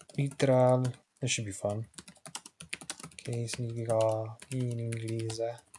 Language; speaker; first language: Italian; non-native, learner; English